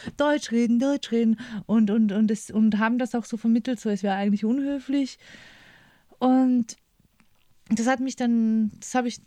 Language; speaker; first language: German; non-native, local second language; Croatian